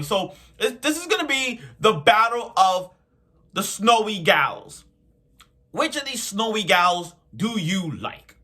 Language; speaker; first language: English; native; English